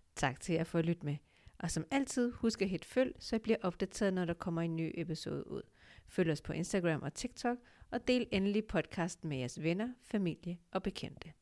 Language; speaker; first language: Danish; early bilingual, other home language; Urdu